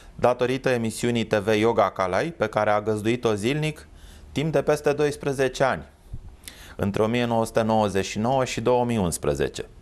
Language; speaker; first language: Romanian; native; Romanian